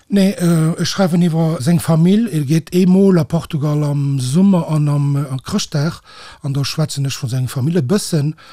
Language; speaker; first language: Luxembourgish; early bilingual, other home language; Portuguese